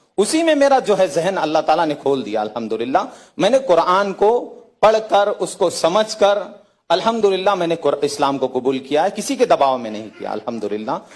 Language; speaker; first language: Hindi; native; Hindi